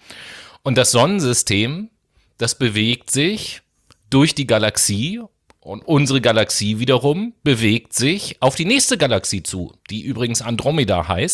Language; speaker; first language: German; native; German